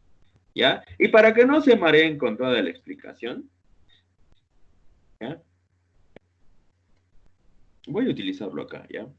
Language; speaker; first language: Spanish; native; Spanish